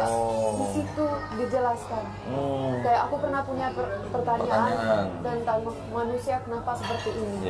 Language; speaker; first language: Indonesian; non-native, fluent; Finnish